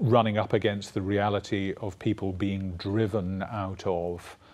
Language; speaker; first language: English; native; English